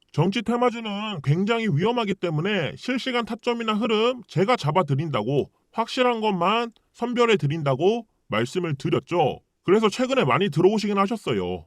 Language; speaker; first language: Korean; early bilingual, heritage; Korean